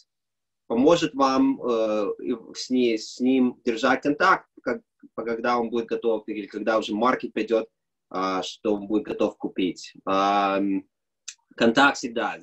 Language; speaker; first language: Russian; early bilingual, heritage; Russian